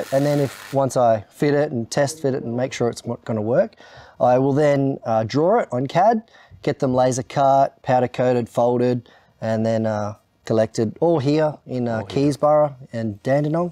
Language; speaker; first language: English; native; English